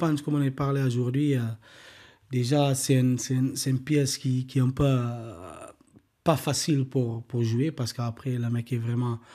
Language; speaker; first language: French; non-native, learner; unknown